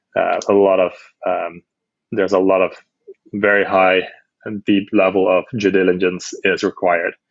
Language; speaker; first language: English; non-native, fluent; Dutch